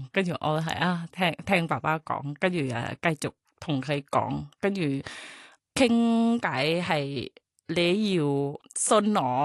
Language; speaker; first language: Cantonese; non-native, learner; Thai